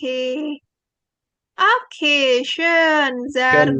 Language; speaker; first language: German; non-native, fluent; Indonesian